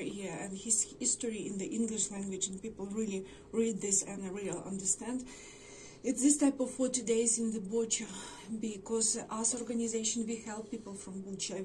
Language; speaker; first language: English; non-native, learner; Ukrainian